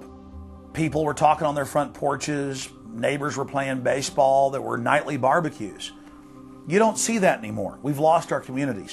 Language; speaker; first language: English; native; English